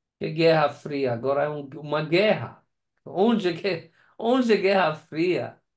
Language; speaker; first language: Portuguese; non-native, learner; Persian